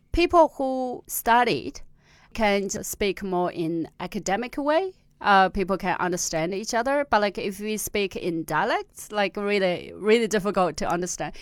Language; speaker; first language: English; non-native, fluent; Tibetan